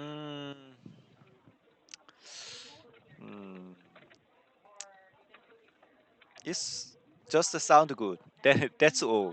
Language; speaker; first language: English; non-native, learner; Korean